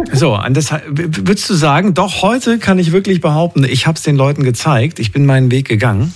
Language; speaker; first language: German; native; German